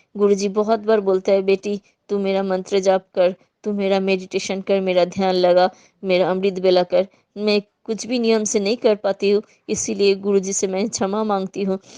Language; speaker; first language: Hindi; non-native, local second language; Bangla